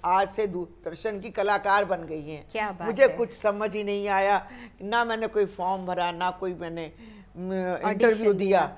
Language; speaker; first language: Hindi; native; Hindi